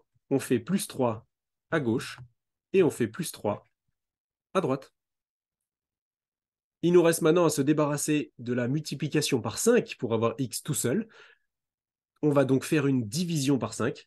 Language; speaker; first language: French; native; French